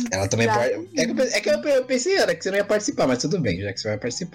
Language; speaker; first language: Portuguese; native; Portuguese